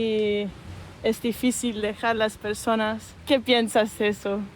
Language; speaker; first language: Spanish; non-native, learner; English